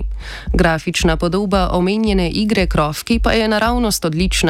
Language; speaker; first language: Slovenian; native; Slovenian